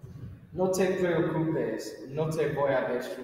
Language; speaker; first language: Spanish; non-native, learner; English